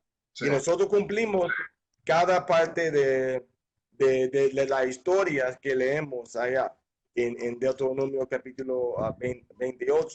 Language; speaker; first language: Spanish; non-native, fluent; English